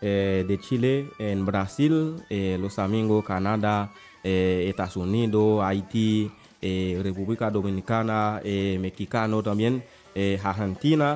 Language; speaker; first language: Spanish; non-native, learner; Haitian Creole